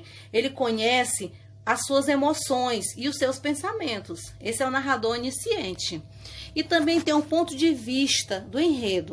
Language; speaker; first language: Portuguese; native; Portuguese